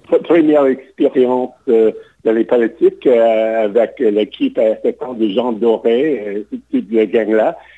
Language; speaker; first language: French; non-native, local second language; English